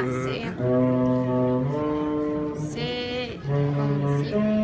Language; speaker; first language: French; non-native, learner; Spanish